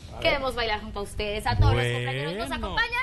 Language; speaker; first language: Spanish; native; Spanish